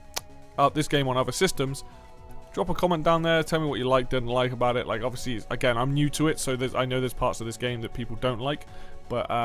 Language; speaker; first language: English; native; English